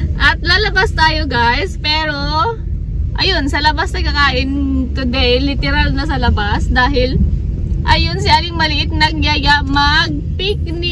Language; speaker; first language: Filipino; native; Filipino